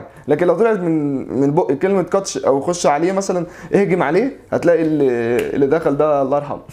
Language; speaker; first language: Arabic; native; Arabic